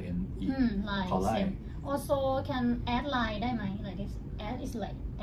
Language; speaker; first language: English; non-native, learner; Thai